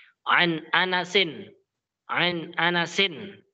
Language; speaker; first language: Arabic; non-native, fluent; Indonesian